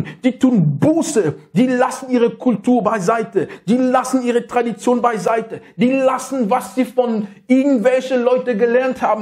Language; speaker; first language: German; non-native, learner; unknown